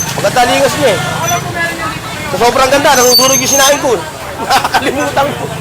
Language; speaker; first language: Filipino; native; Filipino